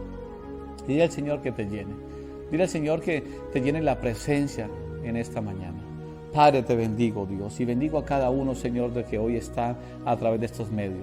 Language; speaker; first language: Spanish; native; Spanish